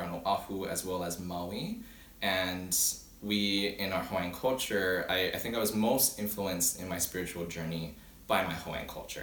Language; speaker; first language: English; early bilingual, other home language; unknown